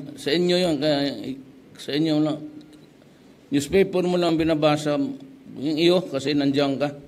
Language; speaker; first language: Filipino; non-native, local second language; Cebuano